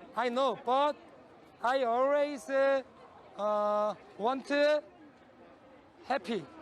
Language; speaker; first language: English; non-native, learner; Korean